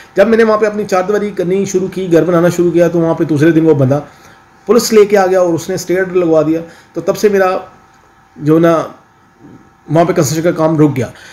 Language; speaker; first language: Urdu; non-native, local second language; Punjabi